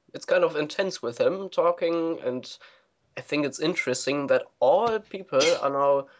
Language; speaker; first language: English; non-native, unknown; German